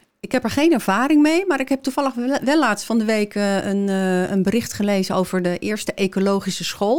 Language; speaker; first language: Dutch; native; Dutch